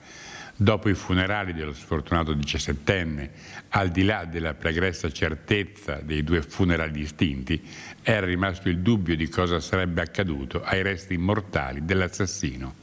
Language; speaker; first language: Italian; native; Italian